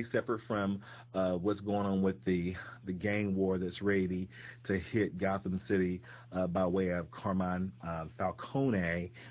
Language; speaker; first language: English; native; English